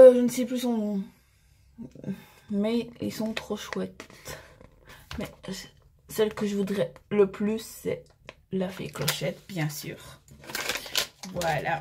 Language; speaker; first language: French; native; French